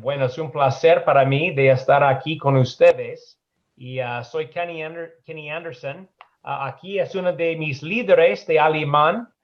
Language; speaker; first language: Spanish; non-native, learner; English